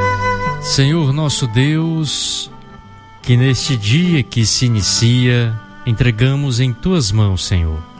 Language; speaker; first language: Portuguese; native; Portuguese